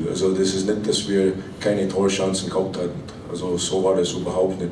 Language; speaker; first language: German; non-native, fluent; English